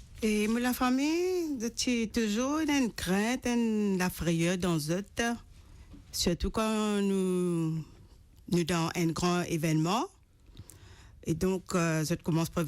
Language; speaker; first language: French; non-native, local second language; Morisyen